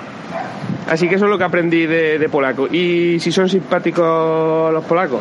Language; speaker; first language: Spanish; native; Spanish